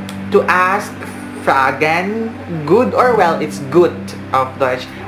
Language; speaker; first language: English; non-native, local second language; Filipino